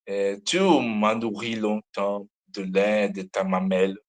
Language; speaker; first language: French; non-native, learner; Portuguese